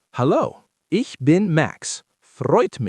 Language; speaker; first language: German; non-native, fluent; English